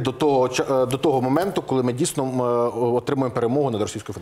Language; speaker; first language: Ukrainian; native; Ukrainian